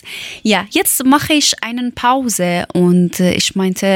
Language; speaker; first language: German; non-native, learner; Persian